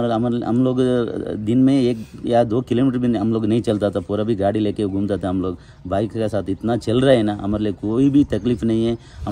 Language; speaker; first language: Hindi; non-native, local second language; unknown